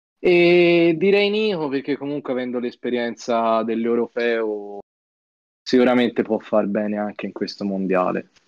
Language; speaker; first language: Italian; native; Italian